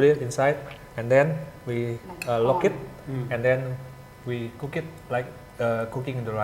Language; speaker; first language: English; non-native, fluent; Indonesian